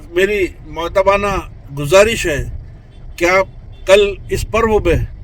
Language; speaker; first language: Hindi; non-native, local second language; Gujarati